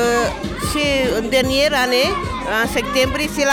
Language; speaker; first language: French; non-native, learner; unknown